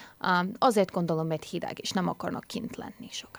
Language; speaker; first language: Hungarian; early bilingual, heritage; English